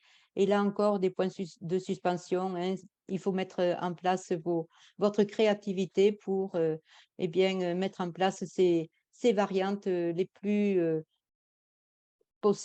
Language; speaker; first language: French; native; French